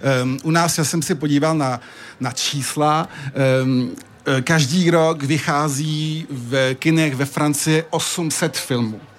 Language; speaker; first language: Czech; early bilingual, heritage; French